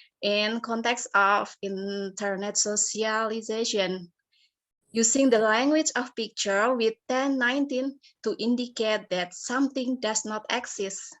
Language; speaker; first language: English; non-native, learner; Indonesian